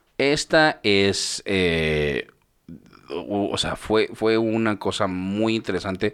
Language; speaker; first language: Spanish; native; Spanish